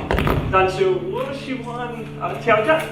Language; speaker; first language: Chinese; non-native, learner; English